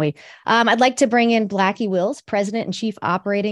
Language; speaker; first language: English; native; English